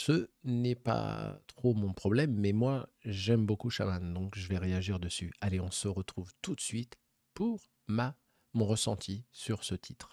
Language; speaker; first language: French; native; French